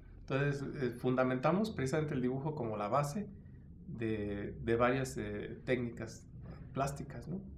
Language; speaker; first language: Spanish; native; Spanish